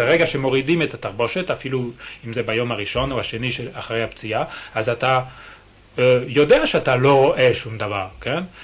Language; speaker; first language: Hebrew; non-native, fluent; French